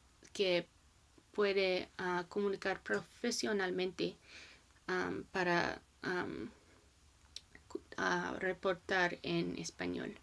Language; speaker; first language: Spanish; non-native, learner; English